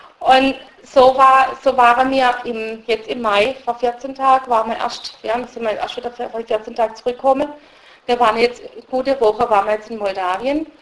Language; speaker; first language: German; early bilingual, other home language; Russian